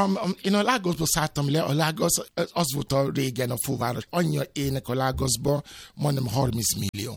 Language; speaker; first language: Hungarian; non-native, fluent; Yoruba